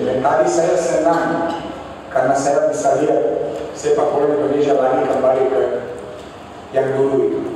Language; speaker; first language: Indonesian; non-native, fluent; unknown